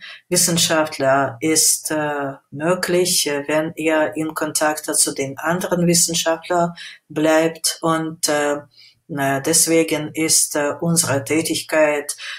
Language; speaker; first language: German; non-native, fluent; Russian